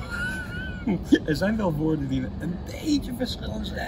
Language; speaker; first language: Dutch; non-native, fluent; English